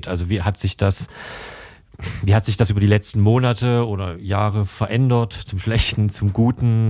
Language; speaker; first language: German; native; German